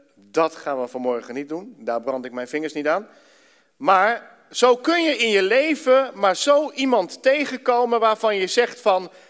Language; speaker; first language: Dutch; native; Dutch